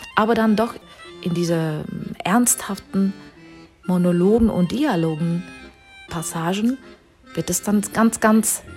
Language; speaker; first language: German; non-native, fluent; Czech